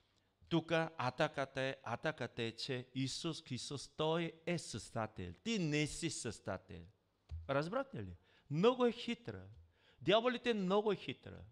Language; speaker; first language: Bulgarian; non-native, learner; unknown